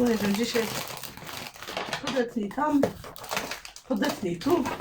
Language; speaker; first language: Polish; native; Polish